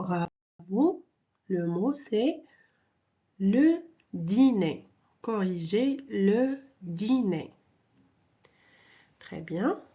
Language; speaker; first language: French; non-native, local second language; Arabic